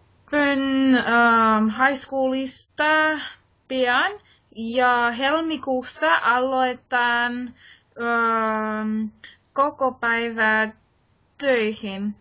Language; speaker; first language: Finnish; non-native, learner; English